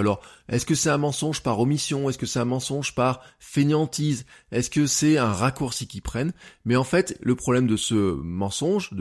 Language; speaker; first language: French; native; French